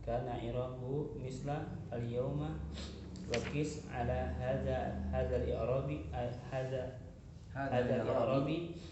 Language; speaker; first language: Arabic; non-native, learner; Indonesian